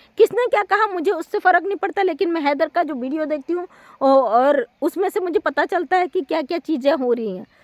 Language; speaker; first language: Hindi; native; Hindi